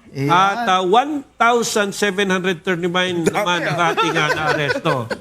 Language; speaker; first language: Filipino; native; Filipino